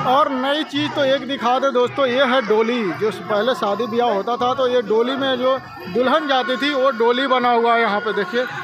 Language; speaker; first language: Hindi; native; Hindi